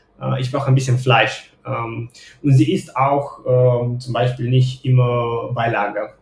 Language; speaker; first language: German; non-native, fluent; Romanian